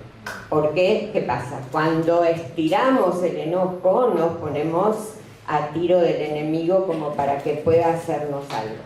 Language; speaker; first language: Spanish; native; Spanish